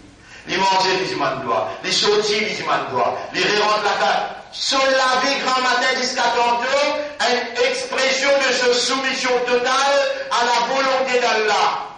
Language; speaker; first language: French; non-native, local second language; Morisyen